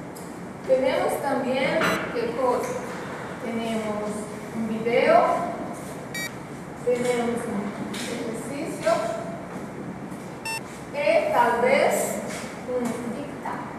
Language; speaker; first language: Spanish; non-native, learner; Portuguese